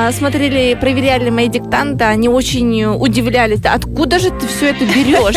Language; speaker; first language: Russian; native; Russian